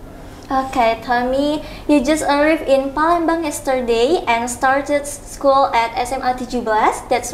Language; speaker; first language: English; non-native, local second language; Indonesian